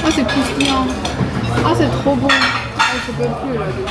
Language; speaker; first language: French; non-native, learner; Chinese